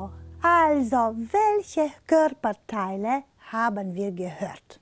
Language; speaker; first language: German; non-native, fluent; Romanian